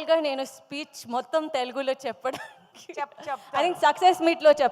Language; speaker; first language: Telugu; non-native, learner; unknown